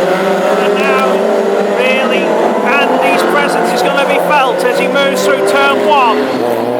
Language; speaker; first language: English; native; English